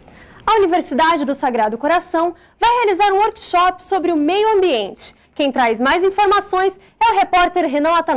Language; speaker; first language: Portuguese; native; Portuguese